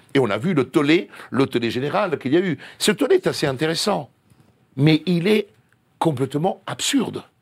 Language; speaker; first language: French; non-native, fluent; Italian